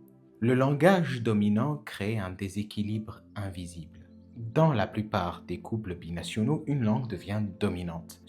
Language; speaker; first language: French; native; French